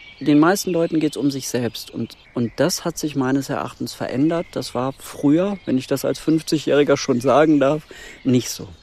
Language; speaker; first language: German; native; German